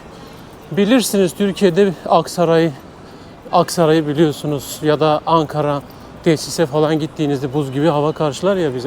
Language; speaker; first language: Turkish; native; Turkish